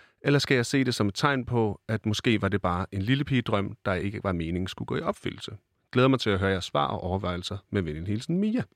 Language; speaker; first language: Danish; native; Danish